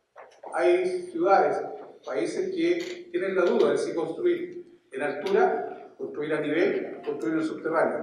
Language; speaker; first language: Spanish; native; Spanish